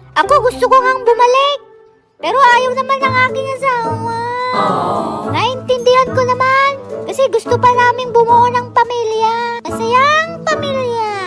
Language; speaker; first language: Filipino; non-native, local second language; Iloko